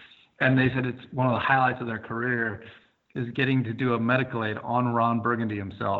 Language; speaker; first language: English; native; English